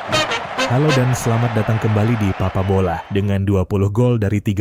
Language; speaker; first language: Indonesian; native; Indonesian